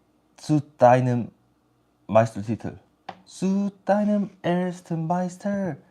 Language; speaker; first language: German; non-native, learner; English